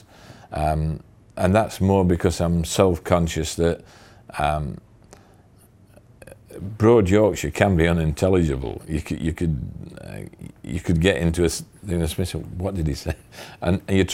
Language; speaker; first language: English; native; English